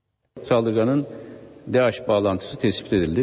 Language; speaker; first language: Turkish; native; Turkish